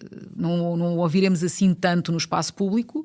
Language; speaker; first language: Portuguese; native; Portuguese